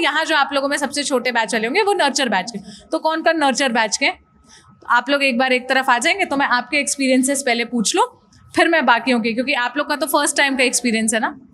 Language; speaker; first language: Hindi; native; Hindi